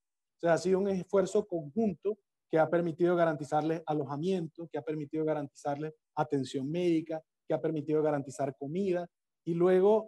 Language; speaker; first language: Spanish; native; Spanish